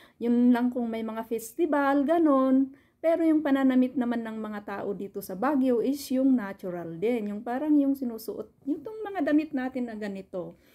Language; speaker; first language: Filipino; non-native, local second language; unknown